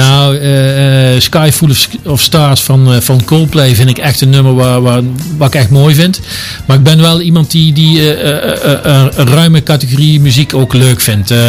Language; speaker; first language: Dutch; native; Dutch